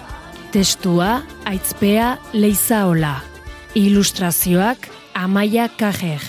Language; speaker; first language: Basque; native; Basque